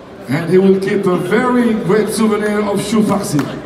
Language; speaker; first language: English; non-native, fluent; French